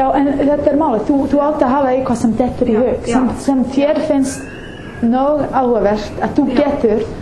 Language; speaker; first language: Icelandic; non-native, learner; English